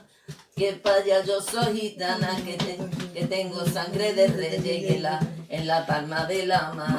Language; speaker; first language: Spanish; native; Spanish